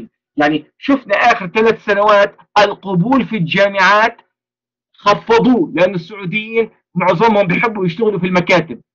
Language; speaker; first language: Arabic; native; Arabic